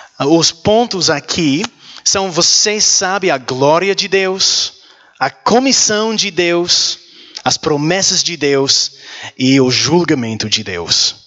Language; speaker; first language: Portuguese; non-native, learner; English